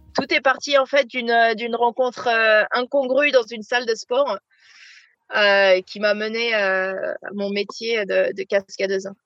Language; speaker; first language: French; native; French